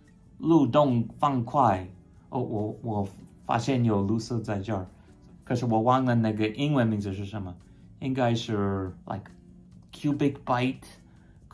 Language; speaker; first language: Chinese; non-native, fluent; English